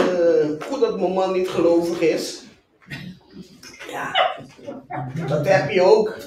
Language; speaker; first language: Dutch; non-native, local second language; Papiamento